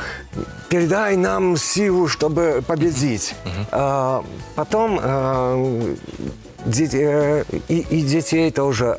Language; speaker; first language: Russian; non-native, learner; Polish